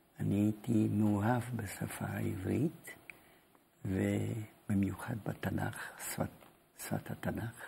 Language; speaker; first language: Hebrew; non-native, fluent; German